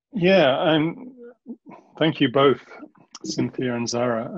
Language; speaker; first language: English; native; English